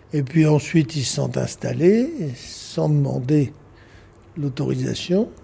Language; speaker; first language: French; native; French